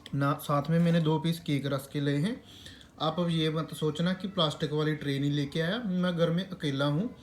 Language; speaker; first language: Hindi; non-native, local second language; Punjabi